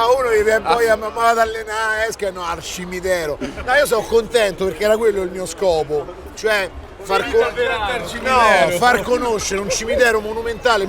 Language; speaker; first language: Italian; native; Italian